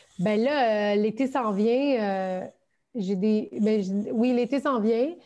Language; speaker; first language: French; early bilingual, other home language; Turkish